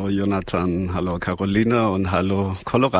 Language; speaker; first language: German; non-native, fluent; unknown